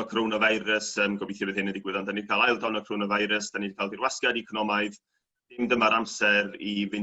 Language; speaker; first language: Welsh; native; Welsh